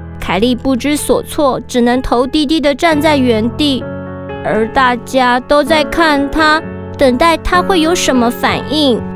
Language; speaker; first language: Chinese; native; Chinese